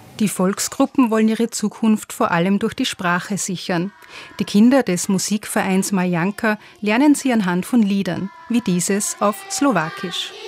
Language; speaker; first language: German; native; German